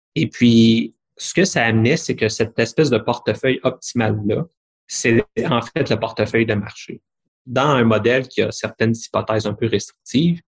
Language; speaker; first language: French; native; French